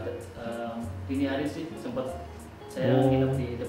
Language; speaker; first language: Indonesian; non-native, local second language; Javanese